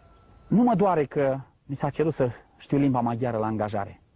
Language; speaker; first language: Romanian; native; Romanian